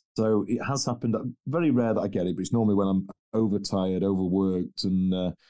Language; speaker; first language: English; native; English